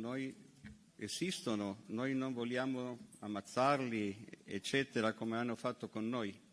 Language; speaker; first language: Italian; non-native, fluent; Hebrew